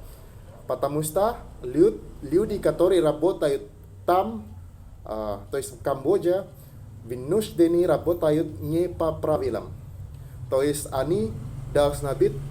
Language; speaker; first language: Russian; non-native, learner; Indonesian